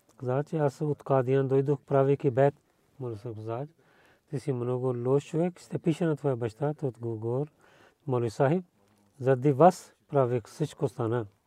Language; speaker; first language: Bulgarian; non-native, learner; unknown